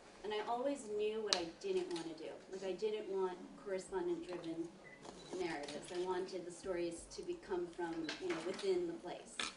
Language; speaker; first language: English; early bilingual, other home language; Italian